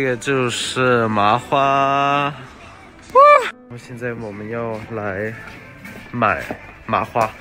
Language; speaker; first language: Chinese; non-native, fluent; Thai